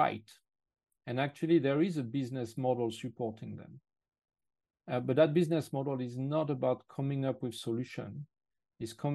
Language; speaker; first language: English; non-native, fluent; French